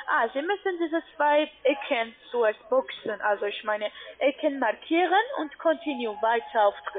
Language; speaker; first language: German; non-native, learner; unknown